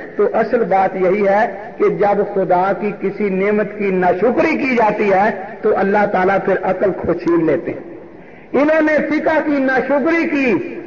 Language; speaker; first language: Urdu; non-native, local second language; Punjabi